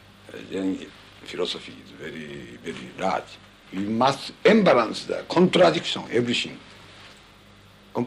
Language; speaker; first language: English; non-native, learner; French